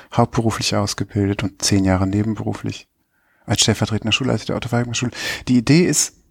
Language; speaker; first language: German; native; German